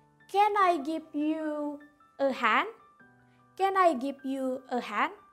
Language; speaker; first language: English; non-native, fluent; Indonesian